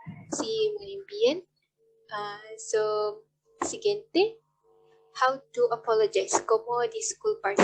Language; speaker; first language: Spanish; non-native, learner; Malay